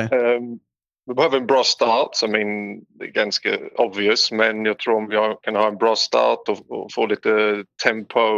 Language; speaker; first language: Swedish; non-native, learner; English